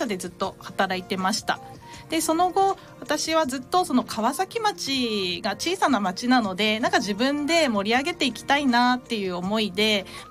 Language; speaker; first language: Japanese; native; Japanese